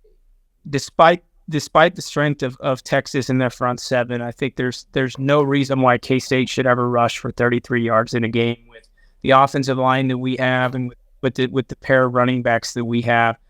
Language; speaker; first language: English; native; English